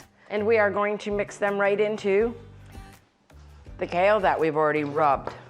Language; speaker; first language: English; native; English